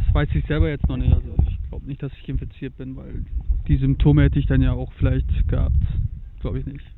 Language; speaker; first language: German; early bilingual, other home language; Turkish